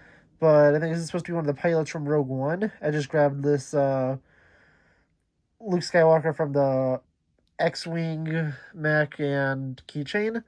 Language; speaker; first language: English; native; English